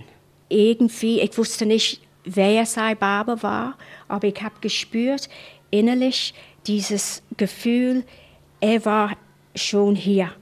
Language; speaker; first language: German; non-native, fluent; English